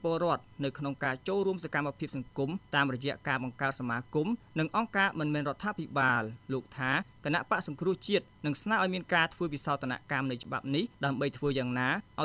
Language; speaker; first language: Khmer; native; Khmer